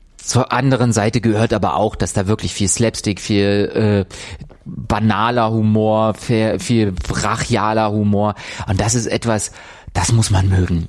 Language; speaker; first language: German; native; German